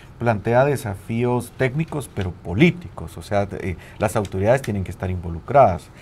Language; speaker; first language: Spanish; native; Spanish